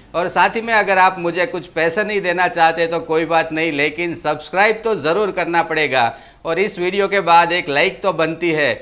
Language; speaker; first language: Hindi; non-native, local second language; Gujarati